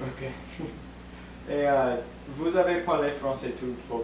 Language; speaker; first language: French; non-native, learner; English